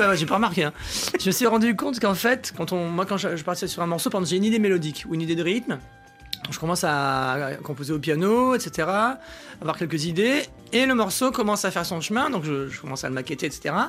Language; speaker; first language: French; native; French